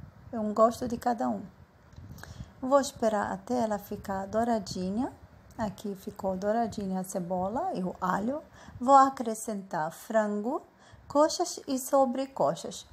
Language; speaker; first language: Portuguese; non-native, fluent; Arabic